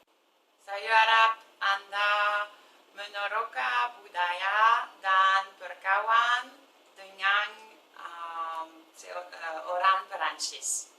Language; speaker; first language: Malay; non-native, learner; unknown